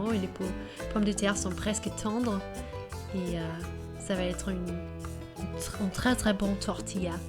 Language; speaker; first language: French; non-native, learner; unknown